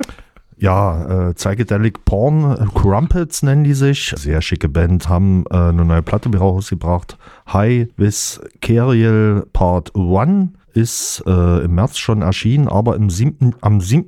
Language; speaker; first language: German; native; German